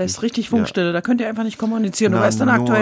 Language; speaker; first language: German; native; German